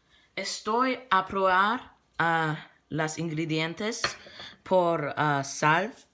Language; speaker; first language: Spanish; non-native, learner; English